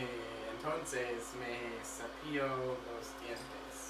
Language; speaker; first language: Spanish; non-native, learner; English